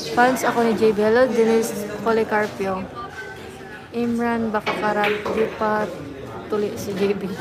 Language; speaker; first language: Filipino; non-native, local second language; Cebuano